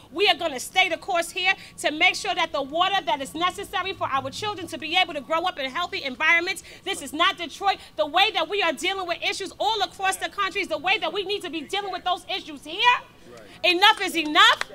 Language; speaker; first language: English; native; English